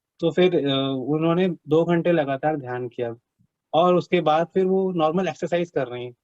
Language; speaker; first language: Hindi; native; Hindi